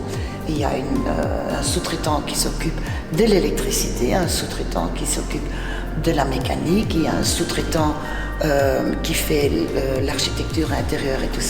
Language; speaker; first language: French; non-native, fluent; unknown